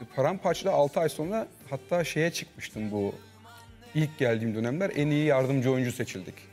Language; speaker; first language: Turkish; early bilingual, heritage; Turkish